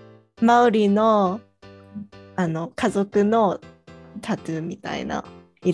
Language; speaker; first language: Japanese; early bilingual, heritage; Japanese